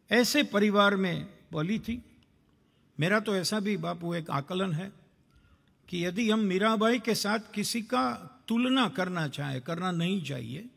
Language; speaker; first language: Hindi; non-native, local second language; Gujarati